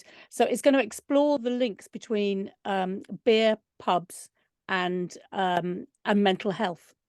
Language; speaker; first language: English; native; English